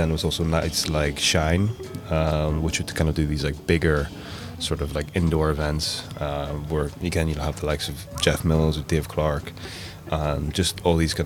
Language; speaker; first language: English; native; English